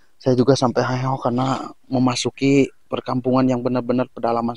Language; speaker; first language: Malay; non-native, local second language; Sundanese